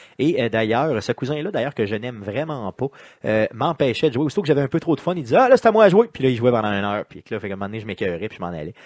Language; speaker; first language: French; native; French